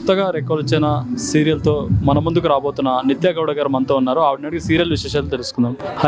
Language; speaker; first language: Telugu; native; Telugu